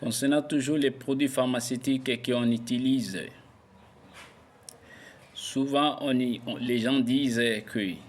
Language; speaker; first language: French; non-native, local second language; Lingala